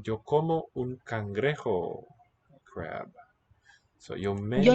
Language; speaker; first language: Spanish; non-native, learner; English